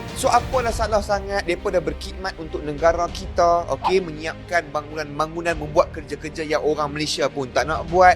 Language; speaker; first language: Malay; native; Malay